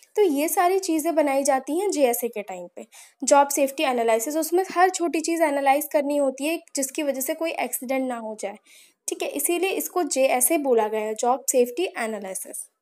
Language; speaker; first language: Hindi; native; Hindi